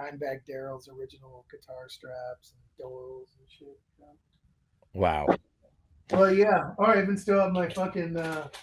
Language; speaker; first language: English; native; English